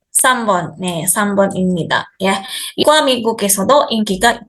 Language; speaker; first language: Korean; non-native, fluent; Indonesian